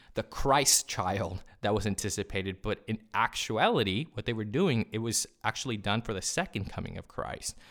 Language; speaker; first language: English; early bilingual, other home language; Spanish